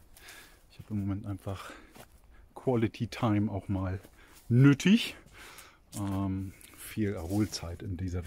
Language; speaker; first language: German; native; German